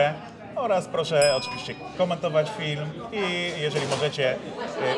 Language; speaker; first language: Polish; native; Polish